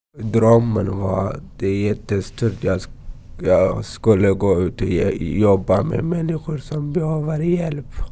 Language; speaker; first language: Swedish; non-native, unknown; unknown